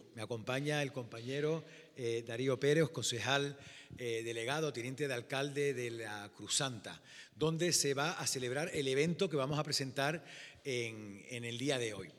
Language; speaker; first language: Spanish; native; Spanish